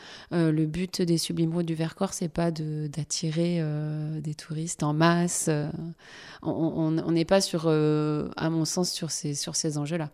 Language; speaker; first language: French; native; French